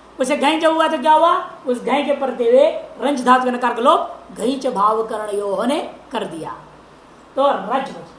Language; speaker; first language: Hindi; non-native, local second language; Marathi